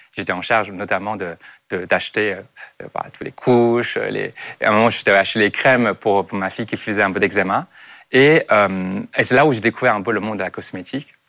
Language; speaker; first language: French; non-native, fluent; Chinese